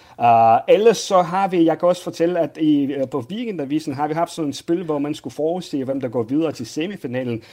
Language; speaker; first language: Danish; non-native, fluent; Russian